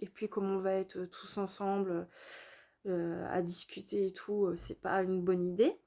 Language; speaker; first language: French; native; French